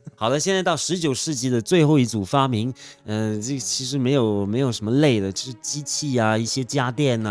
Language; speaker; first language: Chinese; non-native, fluent; French